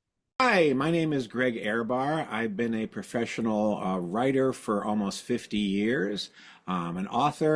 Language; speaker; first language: English; native; English